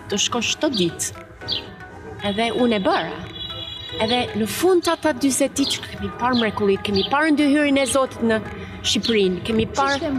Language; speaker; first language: Albanian; non-native, learner; English